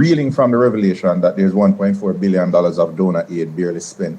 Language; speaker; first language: English; native; English